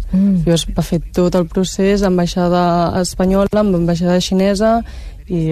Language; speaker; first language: Catalan; native; Catalan